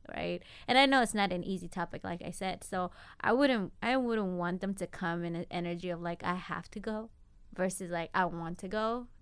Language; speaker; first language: English; non-native, fluent; Amharic